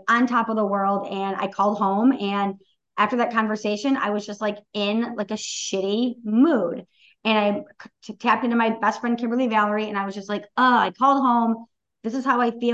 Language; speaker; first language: English; native; English